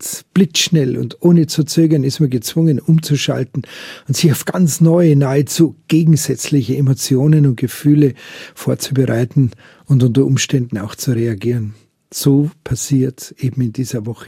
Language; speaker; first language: German; native; German